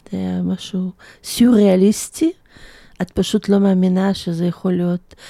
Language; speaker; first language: Hebrew; non-native, fluent; Russian